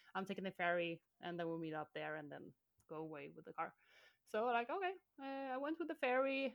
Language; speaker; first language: English; non-native, fluent; Swedish